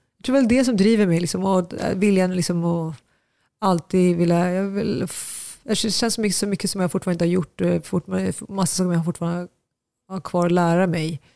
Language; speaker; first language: Swedish; early bilingual, other home language; Tigrinya